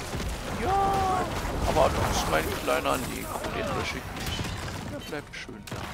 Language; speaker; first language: German; native; German